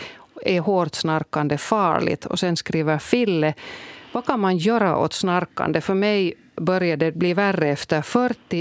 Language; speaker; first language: Swedish; native; Swedish